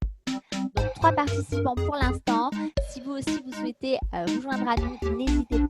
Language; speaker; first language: French; native; French